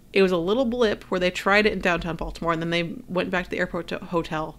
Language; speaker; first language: English; native; English